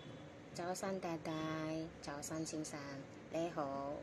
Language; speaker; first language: Cantonese; non-native, learner; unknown